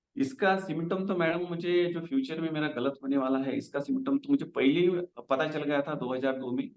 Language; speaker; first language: Hindi; non-native, local second language; Marathi